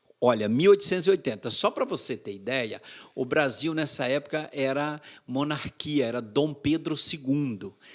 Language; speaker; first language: Portuguese; native; Portuguese